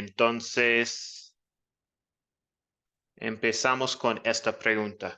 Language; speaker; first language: Spanish; non-native, fluent; English